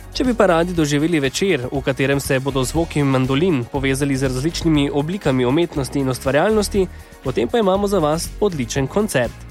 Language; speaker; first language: Slovenian; native; Slovenian